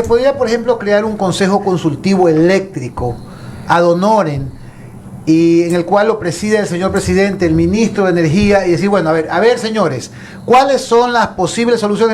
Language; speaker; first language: Spanish; native; Spanish